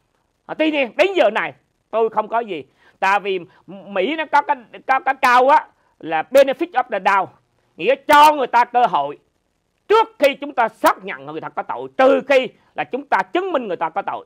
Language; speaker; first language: Vietnamese; native; Vietnamese